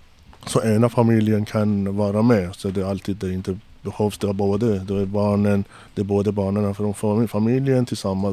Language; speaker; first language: Swedish; non-native, fluent; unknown